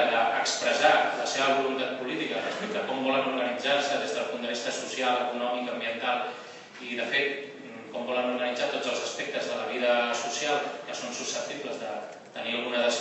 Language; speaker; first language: Catalan; native; Catalan